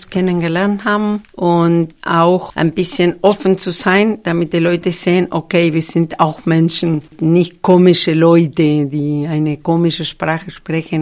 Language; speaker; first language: German; non-native, fluent; Spanish